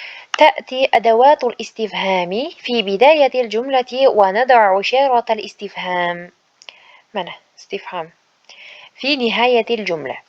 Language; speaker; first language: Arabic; non-native, fluent; Uzbek